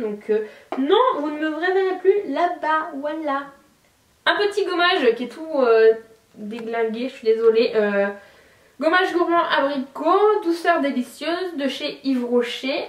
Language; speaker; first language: French; native; French